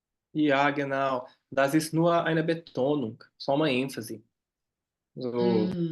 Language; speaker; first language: German; non-native, fluent; Portuguese